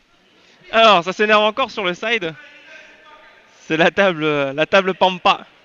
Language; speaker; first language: French; native; French